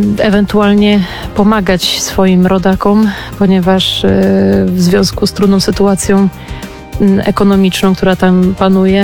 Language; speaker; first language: Polish; native; Polish